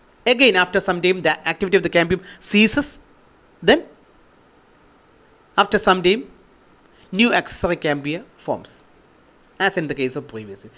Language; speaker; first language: English; non-native, local second language; Malayalam